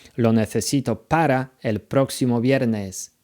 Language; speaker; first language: Spanish; non-native, fluent; Polish